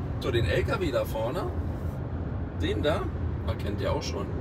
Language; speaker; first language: German; native; German